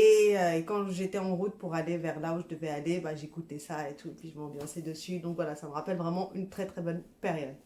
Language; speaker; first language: French; native; French